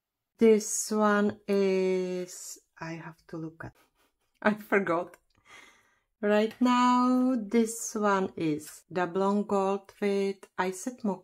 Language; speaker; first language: English; non-native, fluent; Czech